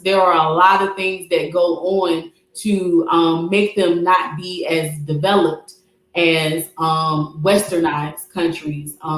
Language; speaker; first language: English; native; English